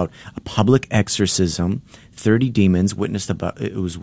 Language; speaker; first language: English; early bilingual, other home language; Polish